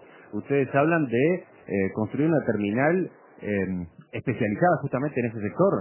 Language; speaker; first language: Spanish; native; Spanish